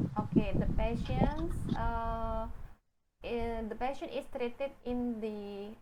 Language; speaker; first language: English; non-native, fluent; Indonesian